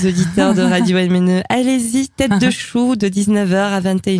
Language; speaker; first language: French; native; French